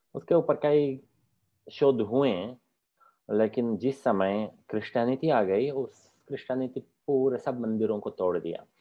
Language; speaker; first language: Hindi; non-native, fluent; Polish